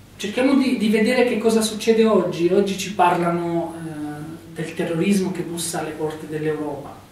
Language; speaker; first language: Italian; non-native, fluent; Arabic